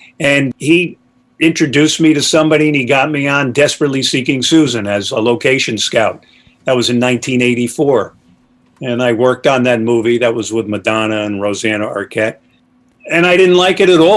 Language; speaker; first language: English; native; English